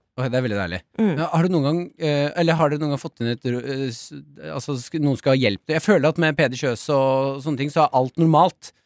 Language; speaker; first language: Norwegian; native; Norwegian